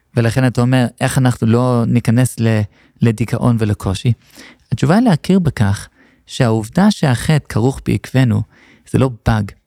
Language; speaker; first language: Hebrew; non-native, fluent; English